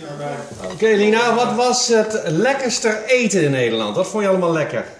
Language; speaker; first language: Dutch; native; Dutch